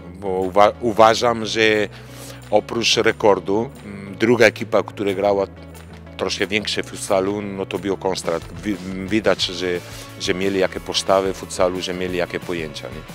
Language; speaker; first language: Polish; non-native, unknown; Italian